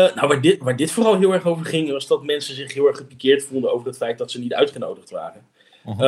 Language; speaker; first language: Dutch; native; Dutch